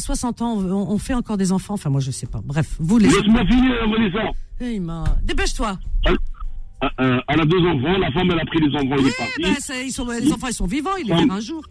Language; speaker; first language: French; native; French